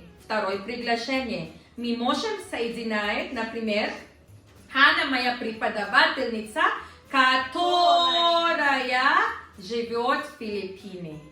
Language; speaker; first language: Russian; non-native, learner; Filipino